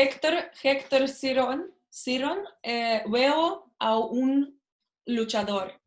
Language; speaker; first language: Spanish; non-native, learner; Russian